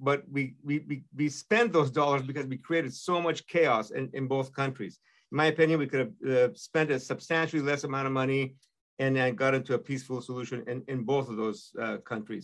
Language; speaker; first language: English; non-native, fluent; Persian